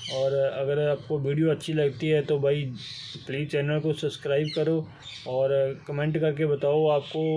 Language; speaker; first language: Hindi; non-native, local second language; Punjabi